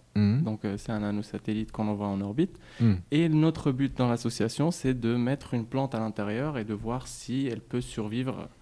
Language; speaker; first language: French; non-native, local second language; Arabic